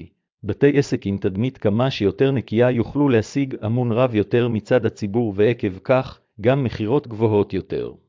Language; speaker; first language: Hebrew; native; Hebrew